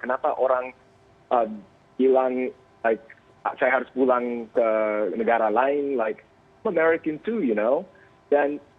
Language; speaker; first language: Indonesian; early bilingual, heritage; Indonesian